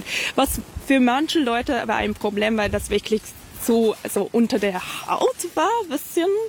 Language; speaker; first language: German; non-native, fluent; English